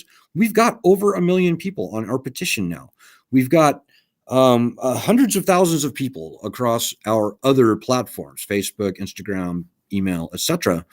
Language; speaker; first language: English; native; English